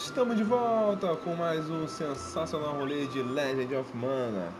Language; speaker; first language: Portuguese; native; Portuguese